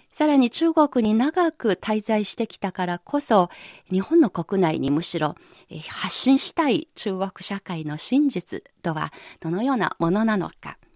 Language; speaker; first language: Japanese; non-native, fluent; Chinese